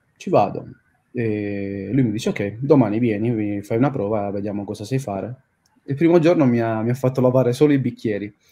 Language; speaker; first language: Italian; native; Italian